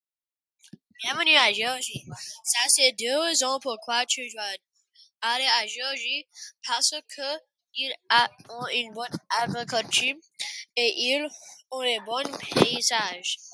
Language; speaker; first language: French; non-native, learner; English